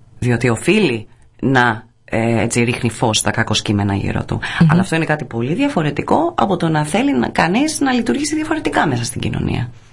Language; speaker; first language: Greek; early bilingual, other home language; English